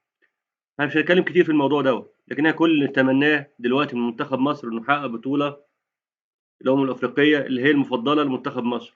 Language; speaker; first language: Arabic; native; Arabic